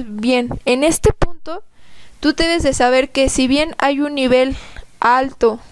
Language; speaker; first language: Spanish; native; Spanish